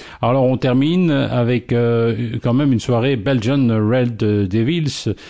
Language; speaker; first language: French; native; French